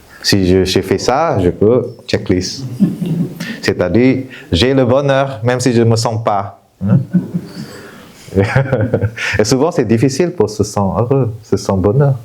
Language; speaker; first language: French; non-native, fluent; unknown